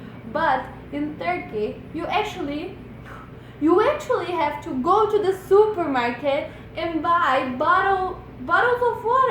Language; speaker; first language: English; non-native, fluent; Portuguese